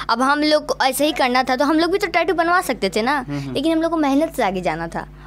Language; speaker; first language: Hindi; non-native, local second language; Bhojpuri